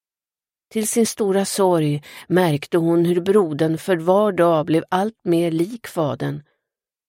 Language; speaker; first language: Swedish; native; Swedish